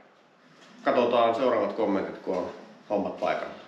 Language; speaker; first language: Finnish; native; Finnish